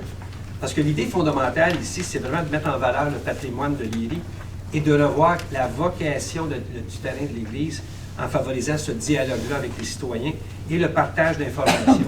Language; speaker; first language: French; native; French